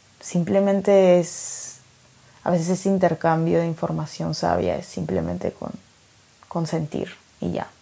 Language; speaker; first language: Spanish; native; Spanish